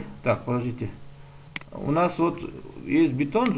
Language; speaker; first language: Russian; native; Russian